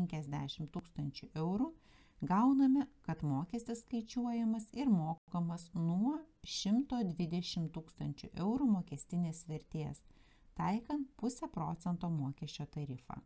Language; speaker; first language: Lithuanian; native; Lithuanian